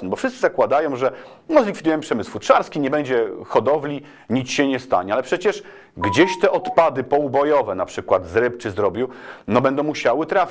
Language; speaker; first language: Polish; native; Polish